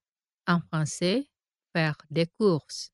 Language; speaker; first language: French; non-native, fluent; Indonesian